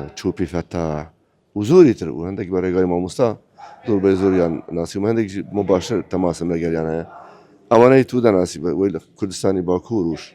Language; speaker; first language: Central Kurdish; non-native, local second language; Kurdish